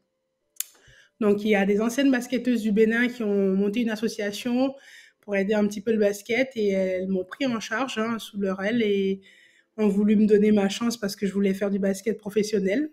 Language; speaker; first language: French; native; French